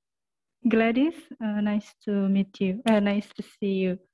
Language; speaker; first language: English; non-native, learner; Indonesian